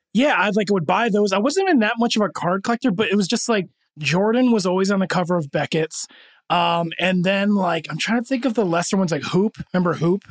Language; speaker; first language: English; early bilingual, other home language; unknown